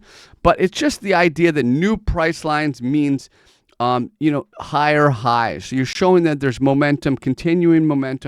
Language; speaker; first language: English; native; English